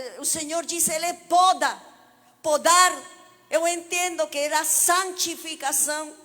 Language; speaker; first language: Portuguese; non-native, fluent; Spanish